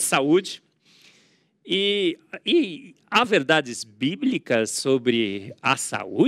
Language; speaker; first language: Portuguese; native; Portuguese